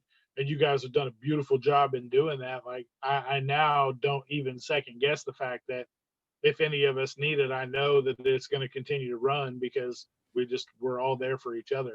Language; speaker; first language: English; native; English